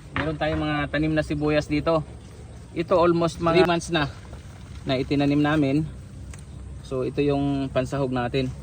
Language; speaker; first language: Filipino; non-native, local second language; Masbatenyo